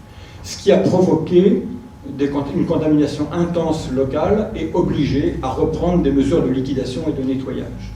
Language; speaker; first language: French; native; French